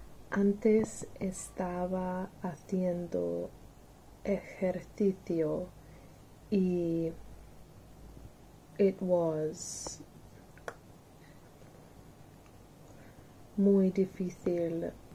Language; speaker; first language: Spanish; non-native, learner; English